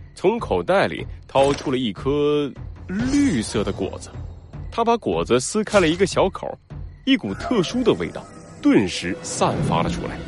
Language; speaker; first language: Chinese; native; Chinese